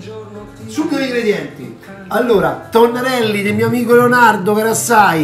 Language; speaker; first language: Italian; native; Italian